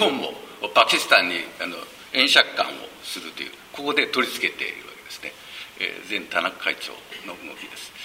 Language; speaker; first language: Japanese; native; Japanese